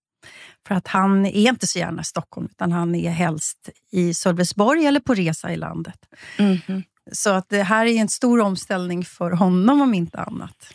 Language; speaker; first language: Swedish; native; Swedish